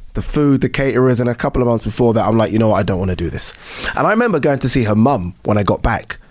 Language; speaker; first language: English; native; English